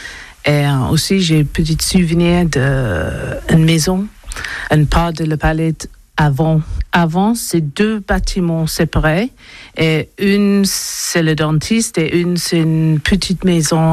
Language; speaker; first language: French; non-native, learner; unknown